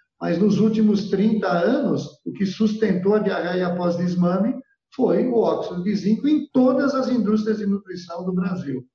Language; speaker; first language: Portuguese; early bilingual, other home language; Italian